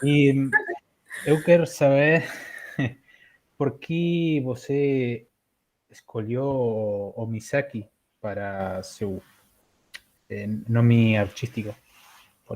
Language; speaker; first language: Portuguese; non-native, learner; Spanish